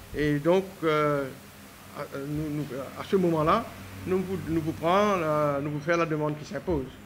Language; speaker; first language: French; non-native, local second language; Morisyen